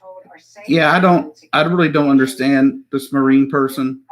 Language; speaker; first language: English; native; English